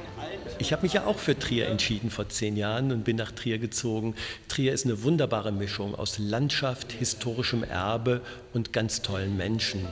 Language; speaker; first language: German; native; German